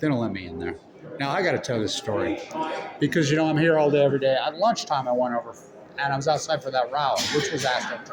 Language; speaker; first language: English; native; English